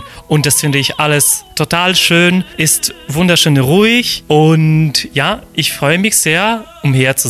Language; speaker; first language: German; non-native, fluent; Polish